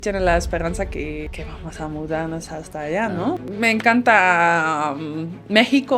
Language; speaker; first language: Spanish; non-native, fluent; Dutch